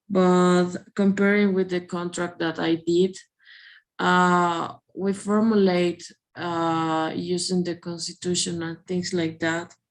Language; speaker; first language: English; non-native, learner; Spanish